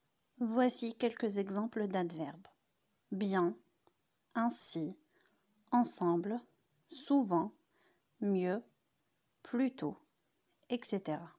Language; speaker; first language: French; non-native, local second language; Arabic